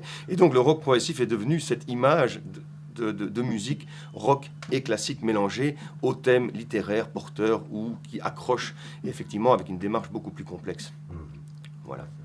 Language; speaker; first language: French; native; French